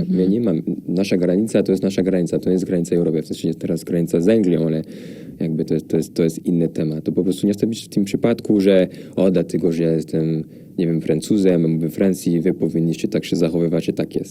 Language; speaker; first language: Polish; non-native, fluent; French